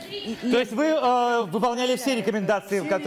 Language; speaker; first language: Russian; native; Russian